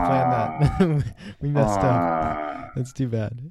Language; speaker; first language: English; native; English